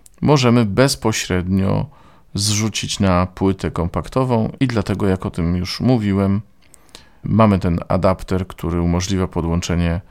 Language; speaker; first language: Polish; native; Polish